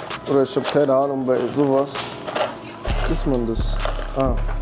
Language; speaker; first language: German; native; German